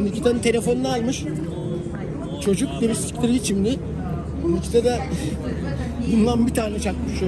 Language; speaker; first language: Turkish; native; Turkish